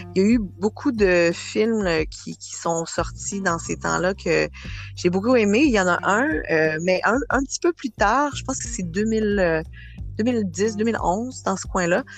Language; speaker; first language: French; native; French